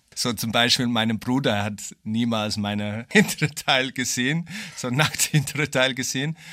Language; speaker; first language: German; non-native, fluent; English